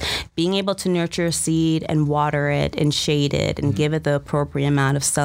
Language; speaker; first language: English; early bilingual, other home language; Russian